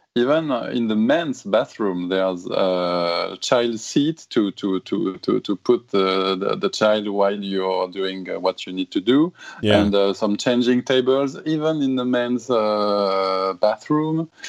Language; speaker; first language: English; non-native, fluent; French